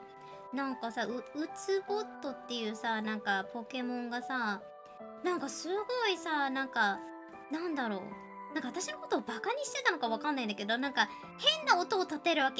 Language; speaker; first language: Japanese; native; Japanese